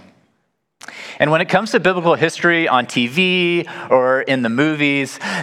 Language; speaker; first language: English; native; English